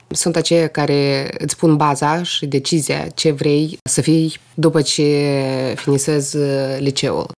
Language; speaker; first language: Romanian; non-native, local second language; Russian